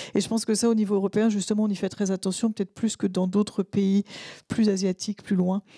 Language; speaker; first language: French; native; French